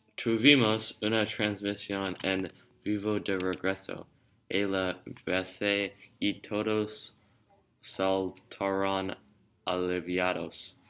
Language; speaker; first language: Spanish; non-native, learner; English